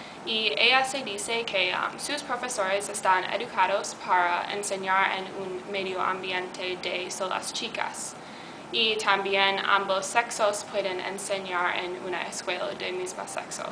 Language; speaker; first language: Spanish; non-native, learner; English